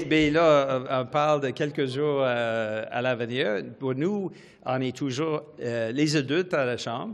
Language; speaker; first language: French; non-native, fluent; English